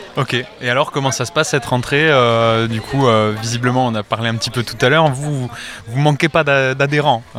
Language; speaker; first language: French; native; French